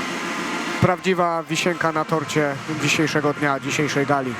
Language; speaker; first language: Polish; native; Polish